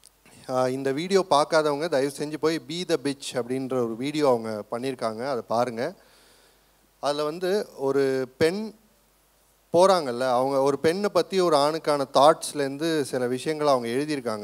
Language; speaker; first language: Tamil; native; Tamil